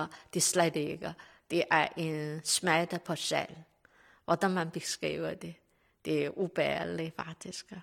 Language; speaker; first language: Danish; non-native, learner; Chinese